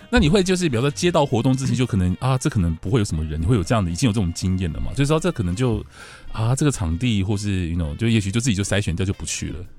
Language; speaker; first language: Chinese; native; Chinese